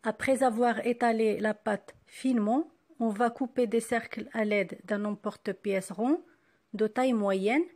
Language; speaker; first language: French; non-native, local second language; Arabic